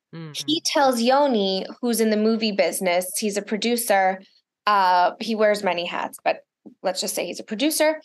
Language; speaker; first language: English; early bilingual, other home language; Russian